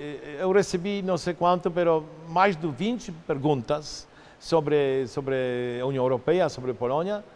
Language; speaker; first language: Portuguese; non-native, fluent; Polish